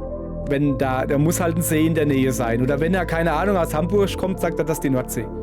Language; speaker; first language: German; native; German